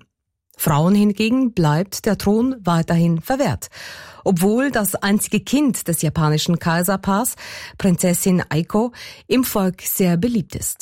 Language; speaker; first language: German; native; German